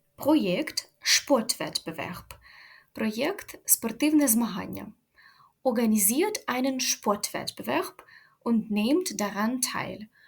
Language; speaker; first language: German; non-native, fluent; Ukrainian